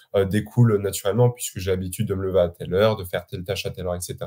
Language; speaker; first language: French; native; French